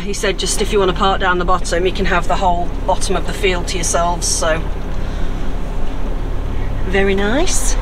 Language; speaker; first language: English; native; English